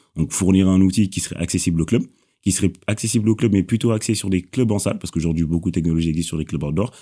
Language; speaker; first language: French; non-native, local second language; Wolof